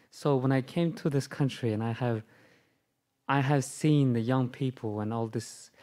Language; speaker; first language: English; non-native, learner; Chinese